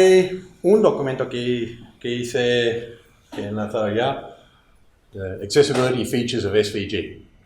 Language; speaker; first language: Spanish; non-native, fluent; English